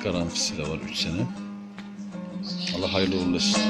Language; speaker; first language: Turkish; native; Turkish